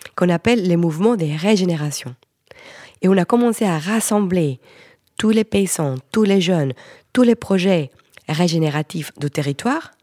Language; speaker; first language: French; non-native, fluent; Spanish